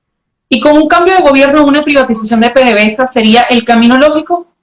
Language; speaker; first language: Spanish; native; Spanish